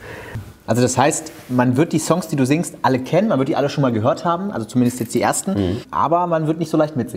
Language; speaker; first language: German; native; German